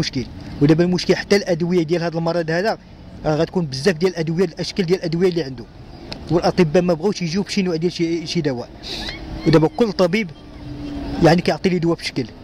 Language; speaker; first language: Arabic; native; Arabic